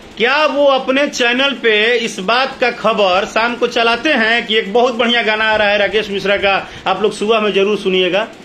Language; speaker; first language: Hindi; non-native, local second language; Bhojpuri